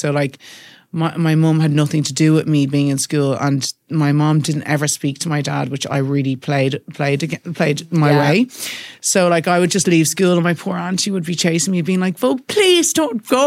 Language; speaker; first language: English; native; English